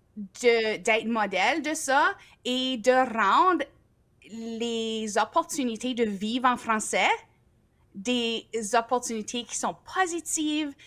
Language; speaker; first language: French; native; French